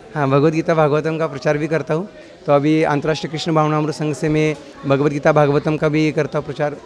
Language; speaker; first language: Hindi; non-native, local second language; Marathi